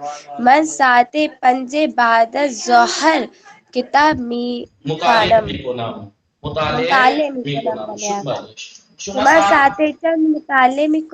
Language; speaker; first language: Persian; non-native, learner; Urdu